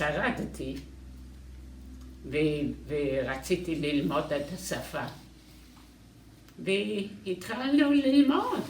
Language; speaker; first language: Hebrew; non-native, fluent; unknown